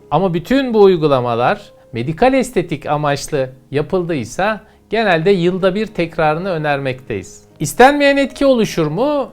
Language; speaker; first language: Turkish; native; Turkish